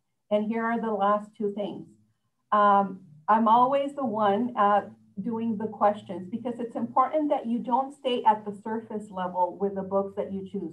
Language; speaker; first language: English; non-native, fluent; Spanish